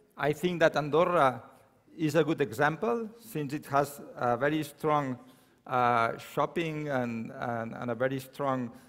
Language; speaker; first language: English; non-native, fluent; Catalan